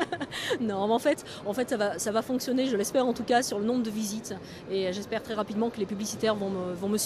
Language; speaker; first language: French; native; French